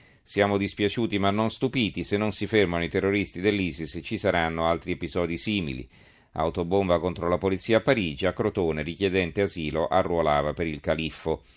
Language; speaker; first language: Italian; native; Italian